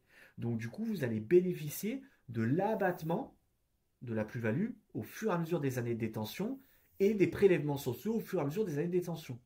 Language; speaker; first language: French; native; French